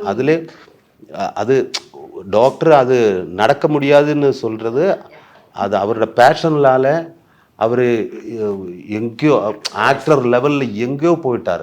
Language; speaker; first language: Tamil; non-native, learner; Malayalam